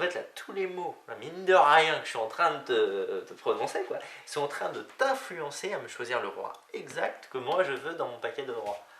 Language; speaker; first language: French; native; French